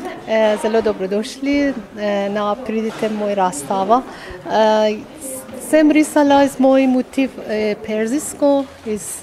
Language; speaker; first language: Slovenian; non-native, learner; Persian